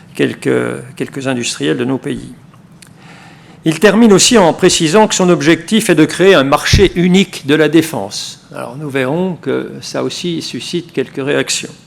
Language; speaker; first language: French; native; French